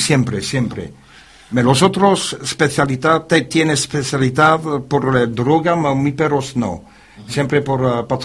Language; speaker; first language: Spanish; non-native, learner; French